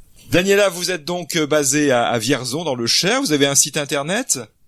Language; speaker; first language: French; native; French